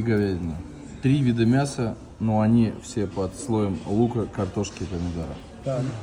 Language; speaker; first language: Russian; native; Russian